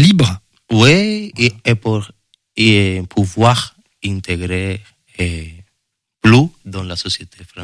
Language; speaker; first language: French; non-native, learner; Spanish